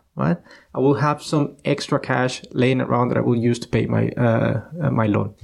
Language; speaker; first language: English; non-native, fluent; Spanish